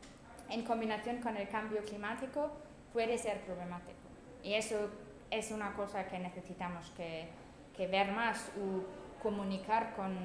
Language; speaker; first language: Spanish; non-native, fluent; German